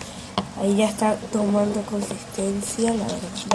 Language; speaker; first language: Spanish; native; Spanish